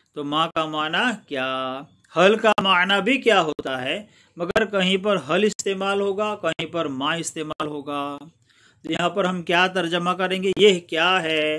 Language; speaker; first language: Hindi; non-native, local second language; Gujarati